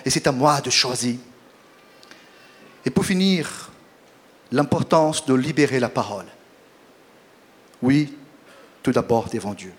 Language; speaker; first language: French; non-native, fluent; Portuguese